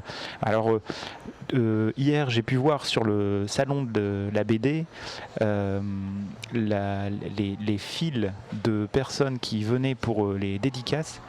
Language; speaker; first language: French; native; French